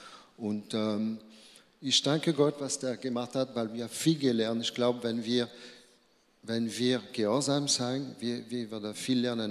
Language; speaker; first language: German; non-native, learner; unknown